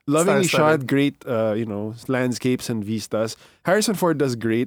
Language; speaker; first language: English; non-native, local second language; Filipino